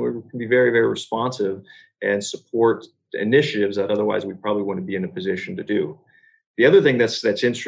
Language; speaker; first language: English; native; English